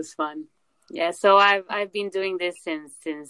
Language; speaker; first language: English; non-native, fluent; Spanish